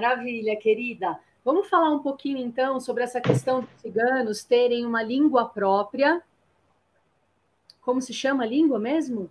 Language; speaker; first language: Portuguese; native; Portuguese